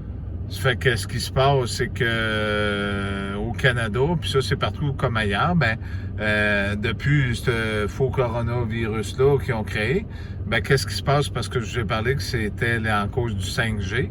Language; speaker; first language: French; native; French